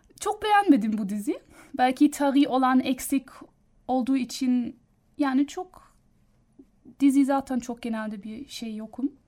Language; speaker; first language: Turkish; non-native, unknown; German